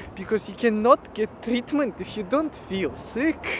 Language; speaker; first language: English; non-native, fluent; Russian